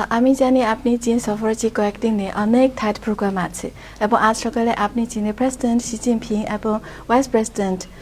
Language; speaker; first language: Bangla; non-native, fluent; Chinese